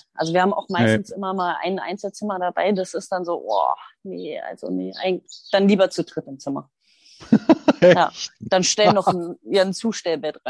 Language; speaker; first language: German; native; German